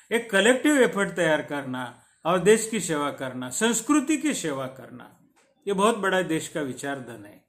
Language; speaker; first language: Hindi; non-native, local second language; Marathi